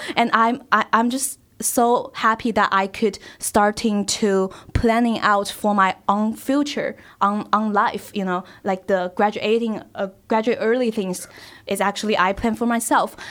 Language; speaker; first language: English; non-native, fluent; Chinese